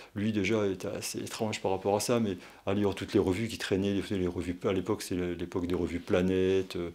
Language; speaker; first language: French; native; French